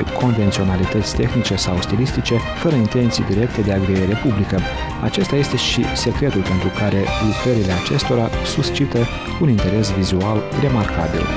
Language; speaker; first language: Romanian; native; Romanian